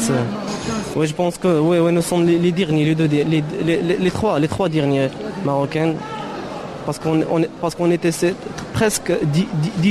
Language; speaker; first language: French; non-native, learner; Arabic